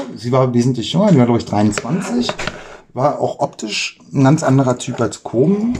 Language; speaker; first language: German; native; German